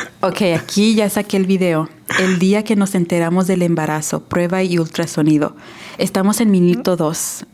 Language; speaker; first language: Spanish; early bilingual, heritage; Spanish